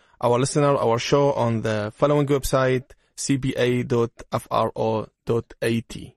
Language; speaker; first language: English; non-native, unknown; Arabic